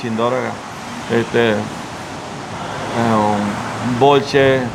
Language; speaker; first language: Russian; non-native, learner; Spanish